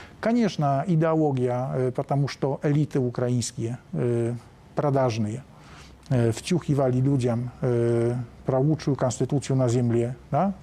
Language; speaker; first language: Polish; non-native, learner; Russian